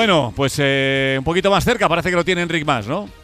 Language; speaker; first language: Spanish; native; Spanish